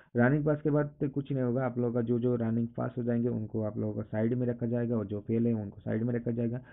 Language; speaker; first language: Hindi; non-native, local second language; Assamese